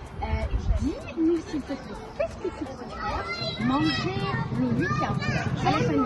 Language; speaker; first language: French; non-native, learner; Ukrainian